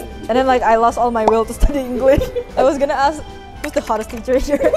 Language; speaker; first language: English; early bilingual, other home language; Indonesian